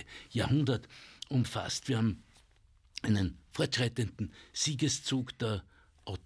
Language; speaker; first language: German; native; German